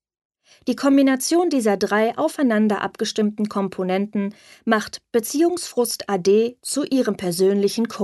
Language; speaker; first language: German; native; German